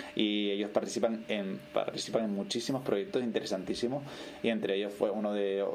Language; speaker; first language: Spanish; native; Spanish